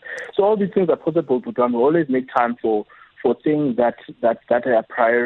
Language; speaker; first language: English; non-native, local second language; Xhosa